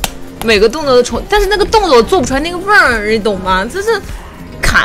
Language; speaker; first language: Chinese; native; Chinese